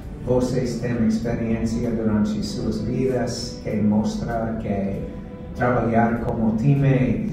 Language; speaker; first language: Portuguese; non-native, fluent; English